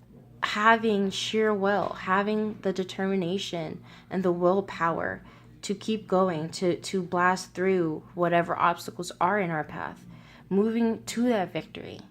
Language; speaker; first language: English; native; English